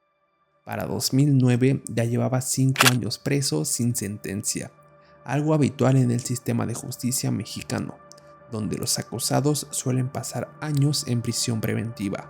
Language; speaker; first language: Spanish; native; Spanish